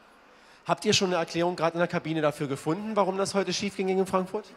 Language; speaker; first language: German; native; German